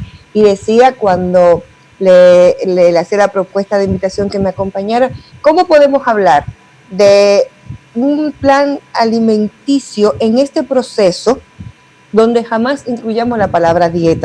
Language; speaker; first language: Spanish; native; Spanish